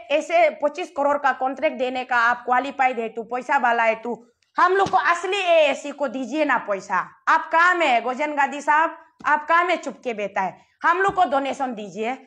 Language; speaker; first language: Hindi; non-native, local second language; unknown